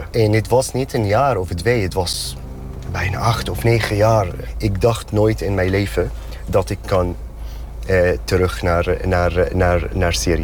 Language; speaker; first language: Dutch; non-native, learner; Arabic